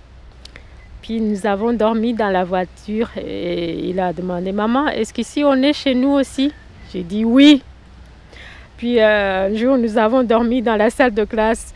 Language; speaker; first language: French; non-native, local second language; Kinyarwanda